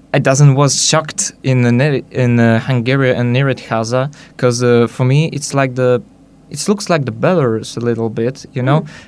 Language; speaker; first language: English; non-native, learner; Hungarian